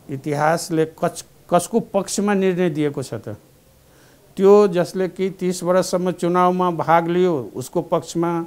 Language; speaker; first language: Nepali; non-native, local second language; Maithili